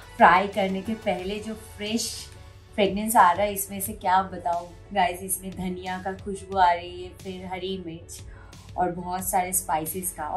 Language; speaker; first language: Hindi; non-native, local second language; Bangla